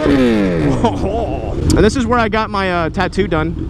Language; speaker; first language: English; native; English